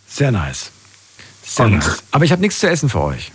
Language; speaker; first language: German; native; German